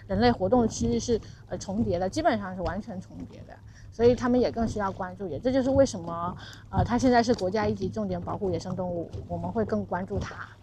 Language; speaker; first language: Chinese; native; Chinese